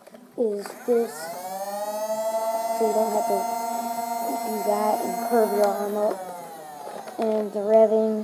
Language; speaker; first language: English; native; English